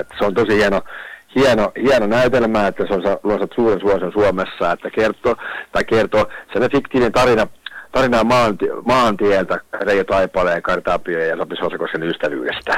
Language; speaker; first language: Finnish; native; Finnish